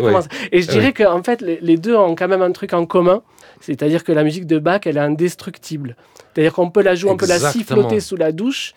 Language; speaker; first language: French; native; French